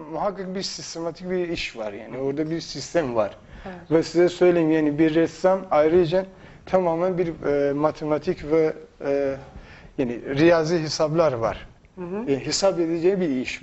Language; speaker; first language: Turkish; non-native, fluent; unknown